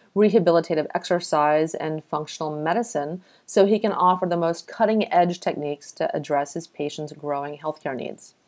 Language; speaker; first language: English; native; English